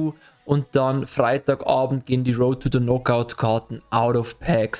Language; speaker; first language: German; native; German